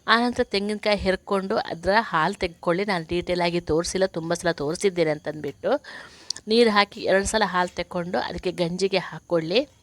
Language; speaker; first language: Kannada; non-native, local second language; Tulu